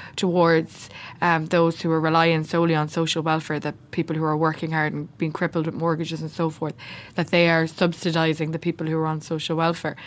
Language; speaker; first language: English; native; English